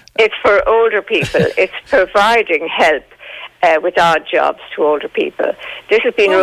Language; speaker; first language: English; native; English